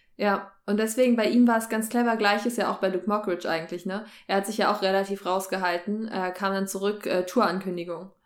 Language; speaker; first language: German; native; German